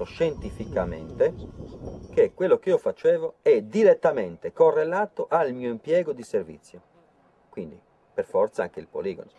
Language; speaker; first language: Italian; native; Italian